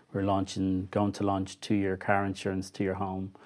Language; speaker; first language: English; native; English